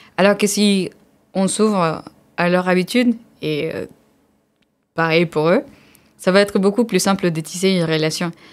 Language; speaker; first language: French; non-native, fluent; Spanish